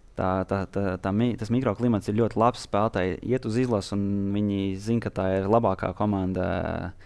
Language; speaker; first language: Latvian; native; Latvian